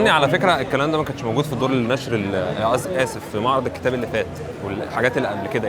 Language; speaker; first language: Arabic; native; Arabic